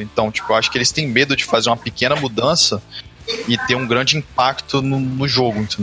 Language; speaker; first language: Portuguese; native; Portuguese